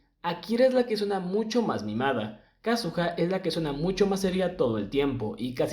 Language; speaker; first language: Spanish; native; Spanish